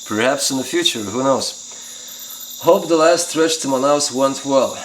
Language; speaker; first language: English; non-native, fluent; Lithuanian